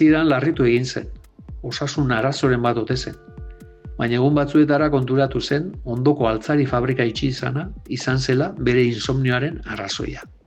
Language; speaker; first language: Basque; native; Basque